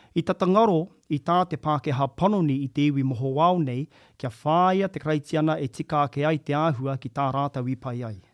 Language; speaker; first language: Māori; native; Māori